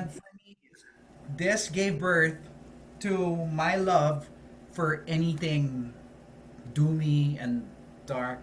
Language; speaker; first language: English; non-native, local second language; Filipino